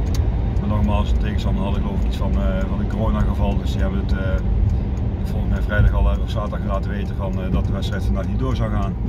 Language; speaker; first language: Dutch; native; Dutch